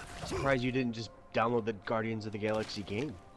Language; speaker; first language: English; native; English